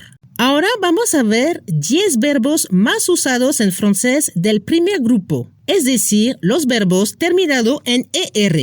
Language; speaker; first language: Spanish; non-native, fluent; French